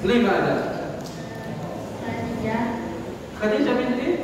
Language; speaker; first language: Indonesian; non-native, learner; Arabic